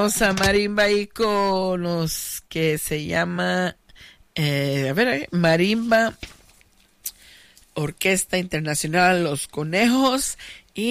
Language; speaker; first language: Spanish; native; Spanish